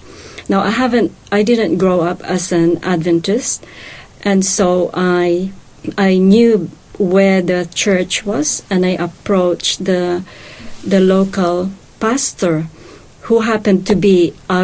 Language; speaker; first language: English; non-native, local second language; Hiligaynon